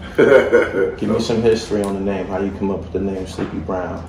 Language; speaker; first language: English; native; English